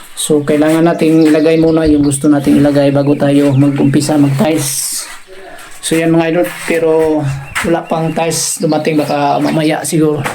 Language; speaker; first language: Filipino; non-native, local second language; Cebuano